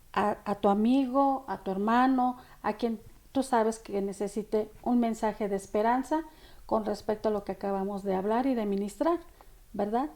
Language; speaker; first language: Spanish; native; Spanish